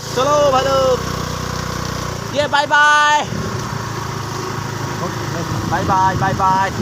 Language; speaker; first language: Hindi; non-native, local second language; Bodo